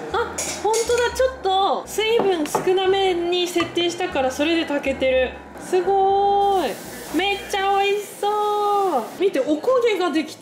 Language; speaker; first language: Japanese; native; Japanese